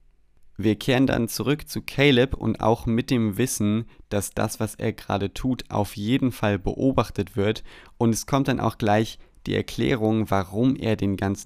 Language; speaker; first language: German; native; German